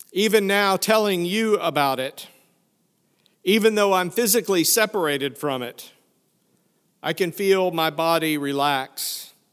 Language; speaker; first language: English; native; English